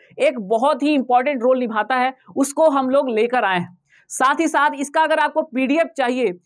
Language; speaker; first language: Hindi; native; Hindi